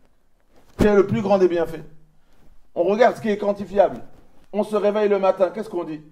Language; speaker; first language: French; native; French